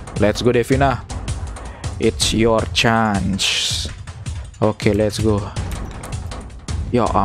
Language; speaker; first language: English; non-native, learner; Indonesian